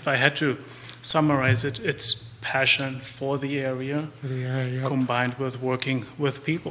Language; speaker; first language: English; non-native, fluent; German